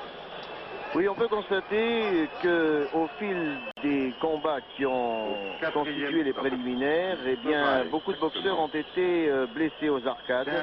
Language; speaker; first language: French; native; French